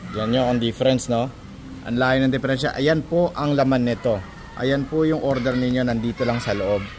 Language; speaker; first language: Filipino; non-native, local second language; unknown